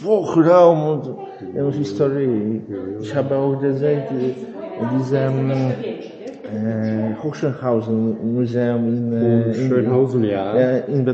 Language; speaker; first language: German; non-native, learner; Polish